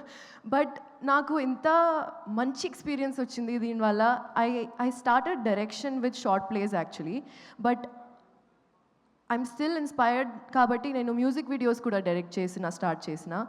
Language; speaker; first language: Telugu; non-native, fluent; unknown